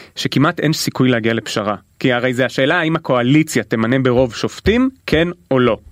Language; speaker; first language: Hebrew; native; Hebrew